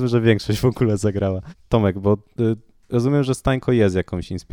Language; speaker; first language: Polish; native; Polish